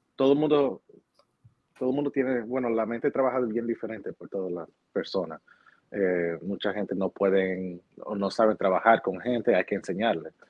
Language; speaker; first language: Spanish; early bilingual, heritage; Spanish